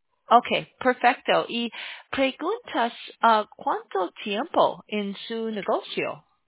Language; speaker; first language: Spanish; non-native, learner; English